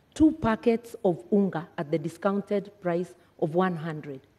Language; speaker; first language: English; non-native, local second language; Kikuyu